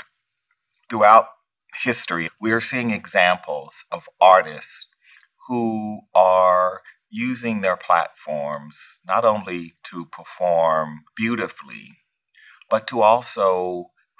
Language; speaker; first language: English; native; English